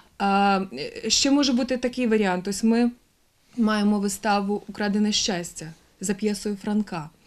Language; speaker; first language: Ukrainian; native; Ukrainian